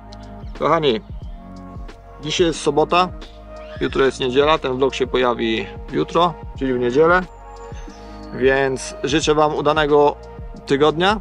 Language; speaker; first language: Polish; native; Polish